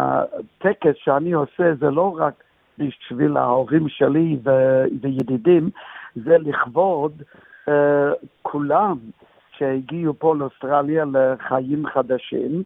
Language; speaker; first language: Hebrew; non-native, fluent; English